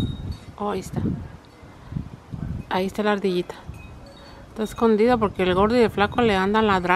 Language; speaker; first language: Spanish; native; Spanish